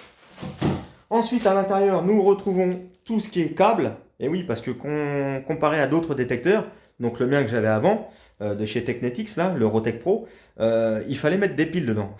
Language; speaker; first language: French; native; French